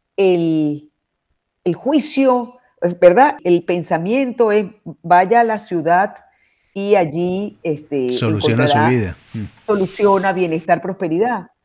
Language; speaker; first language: Spanish; native; Spanish